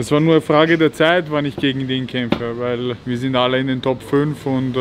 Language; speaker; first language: German; early bilingual, other home language; Serbian